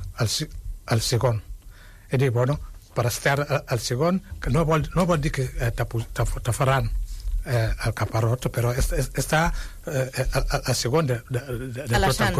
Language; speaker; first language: Catalan; non-native, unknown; Wolof